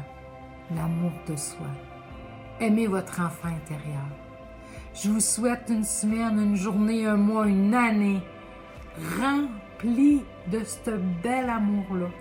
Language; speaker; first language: French; native; French